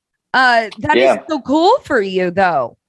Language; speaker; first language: English; native; English